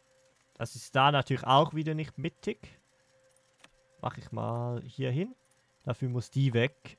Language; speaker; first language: German; native; German